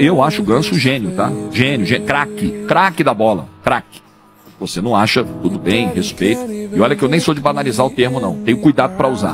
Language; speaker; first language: Portuguese; native; Portuguese